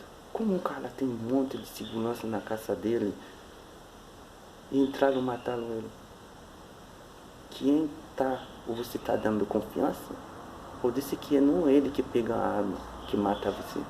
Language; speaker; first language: Portuguese; non-native, fluent; Haitian Creole